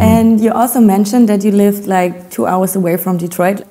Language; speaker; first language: English; non-native, fluent; German